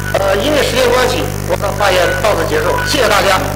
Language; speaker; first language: Chinese; native; Chinese